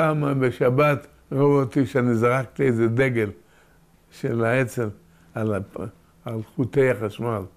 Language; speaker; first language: Hebrew; early bilingual, other home language; Yiddish